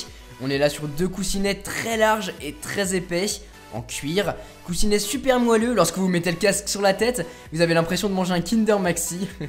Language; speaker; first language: French; native; French